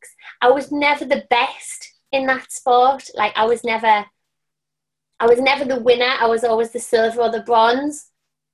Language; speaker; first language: English; native; English